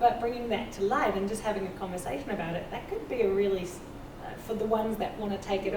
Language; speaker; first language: English; native; English